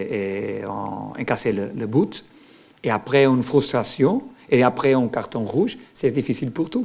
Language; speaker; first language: French; non-native, learner; Portuguese